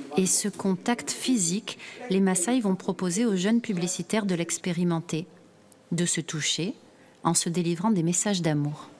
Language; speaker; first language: French; native; French